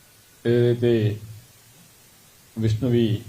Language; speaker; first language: Telugu; native; Telugu